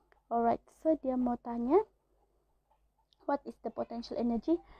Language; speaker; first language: English; non-native, local second language; Malay